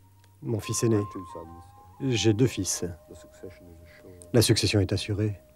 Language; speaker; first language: French; non-native, fluent; English